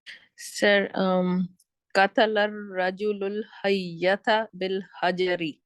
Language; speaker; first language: Arabic; non-native, learner; Urdu